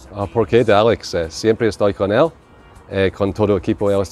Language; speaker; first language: Spanish; non-native, learner; English